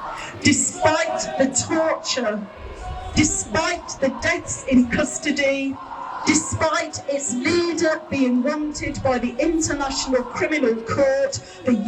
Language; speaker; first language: English; native; English